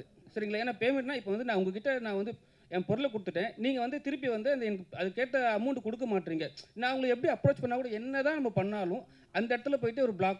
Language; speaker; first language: Tamil; native; Tamil